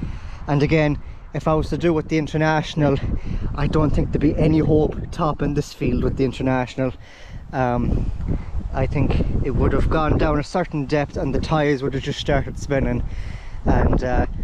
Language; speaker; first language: English; native; English